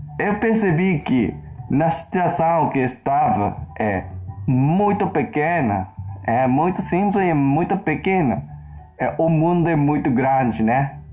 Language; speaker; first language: Portuguese; non-native, fluent; Japanese